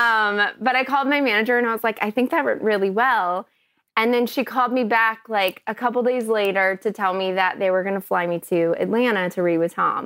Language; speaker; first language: English; native; English